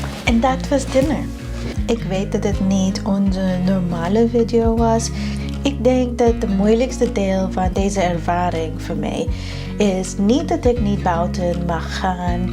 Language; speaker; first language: Dutch; non-native, fluent; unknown